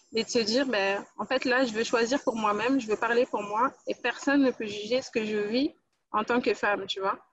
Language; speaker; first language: French; native; French